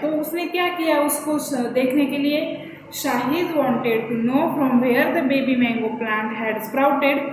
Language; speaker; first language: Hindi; non-native, local second language; Marathi